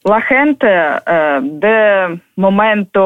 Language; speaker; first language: Spanish; non-native, learner; Ukrainian